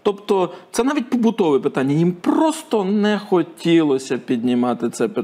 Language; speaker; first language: Ukrainian; native; Ukrainian